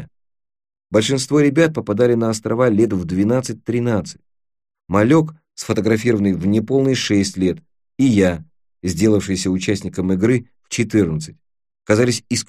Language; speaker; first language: Russian; native; Russian